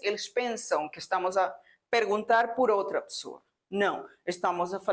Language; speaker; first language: Portuguese; non-native, fluent; Spanish